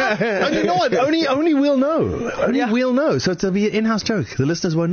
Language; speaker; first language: English; native; English